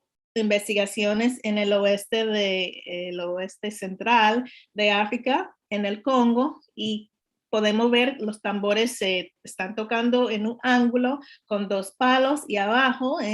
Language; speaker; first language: Spanish; non-native, learner; English